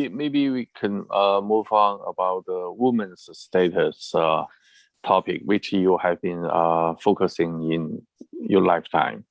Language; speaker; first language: English; non-native, fluent; Chinese